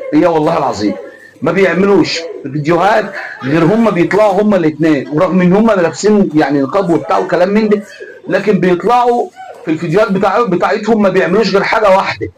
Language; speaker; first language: Egyptian Arabic; native; Egyptian Arabic